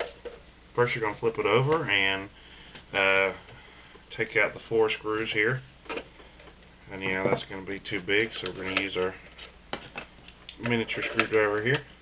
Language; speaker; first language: English; native; English